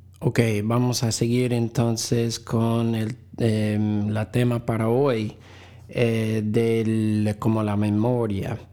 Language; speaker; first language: Spanish; non-native, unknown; English